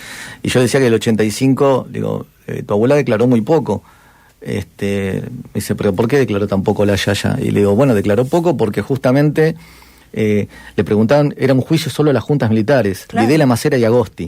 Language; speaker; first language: Spanish; native; Spanish